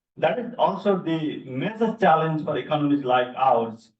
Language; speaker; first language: English; non-native, local second language; Nepali